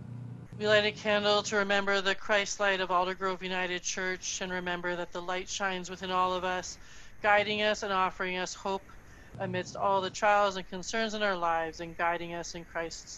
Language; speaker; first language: English; native; English